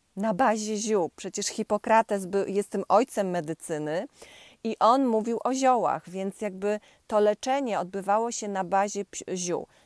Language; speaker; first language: Polish; native; Polish